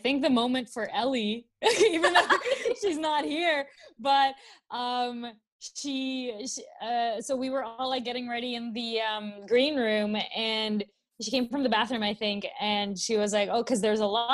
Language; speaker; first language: English; non-native, local second language; Filipino